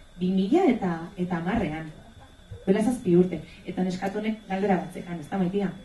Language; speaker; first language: Basque; non-native, local second language; Spanish